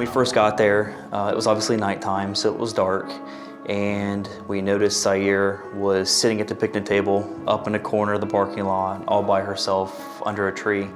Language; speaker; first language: English; native; English